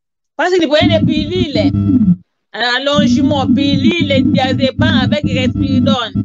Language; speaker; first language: French; non-native, learner; Portuguese